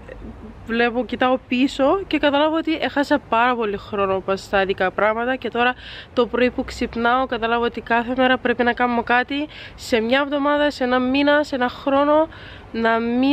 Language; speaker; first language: Greek; non-native, fluent; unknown